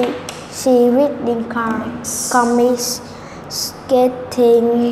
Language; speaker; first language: English; non-native, learner; Vietnamese